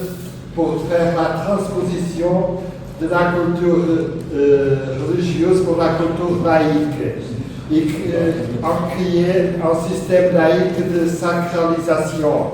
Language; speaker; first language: French; non-native, fluent; Portuguese